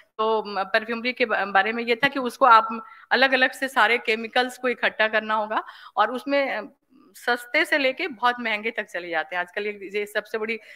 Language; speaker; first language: Hindi; native; Hindi